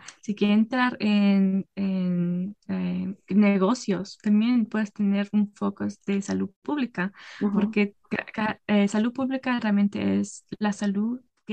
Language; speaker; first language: Spanish; early bilingual, heritage; Spanish